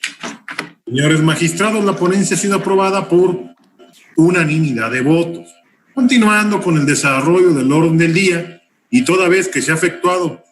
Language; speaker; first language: Spanish; native; Spanish